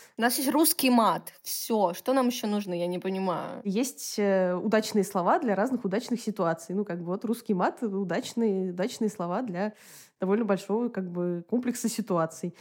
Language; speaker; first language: Russian; native; Russian